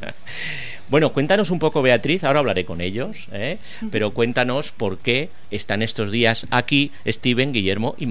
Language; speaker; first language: Spanish; native; Spanish